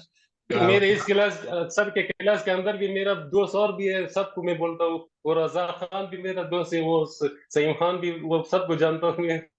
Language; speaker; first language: Hindi; non-native, learner; Persian